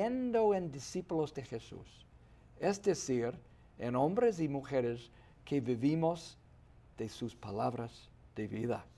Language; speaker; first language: Spanish; non-native, fluent; English